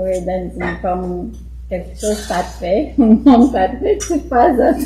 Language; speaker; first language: French; non-native, fluent; Romanian